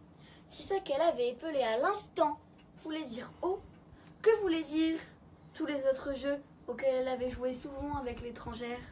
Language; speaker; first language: French; native; French